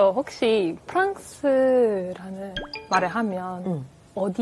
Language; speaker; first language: Korean; non-native, fluent; French